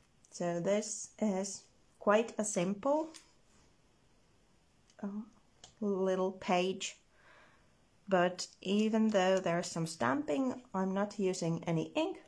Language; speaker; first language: English; non-native, fluent; Finnish